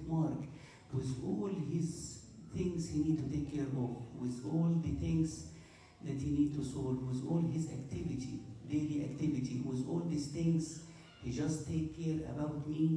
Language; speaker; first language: English; non-native, fluent; Arabic